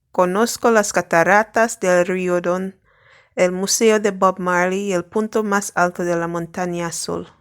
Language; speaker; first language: Spanish; non-native, fluent; English